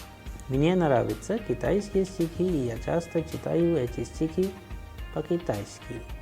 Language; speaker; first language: Russian; non-native, fluent; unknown